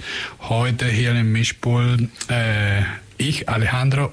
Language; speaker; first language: German; non-native, learner; Spanish